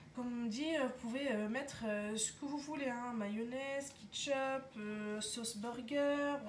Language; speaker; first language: French; non-native, local second language; Arabic